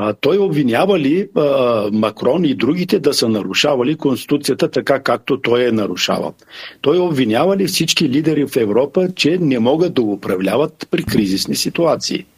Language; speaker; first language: Bulgarian; non-native, local second language; Turkish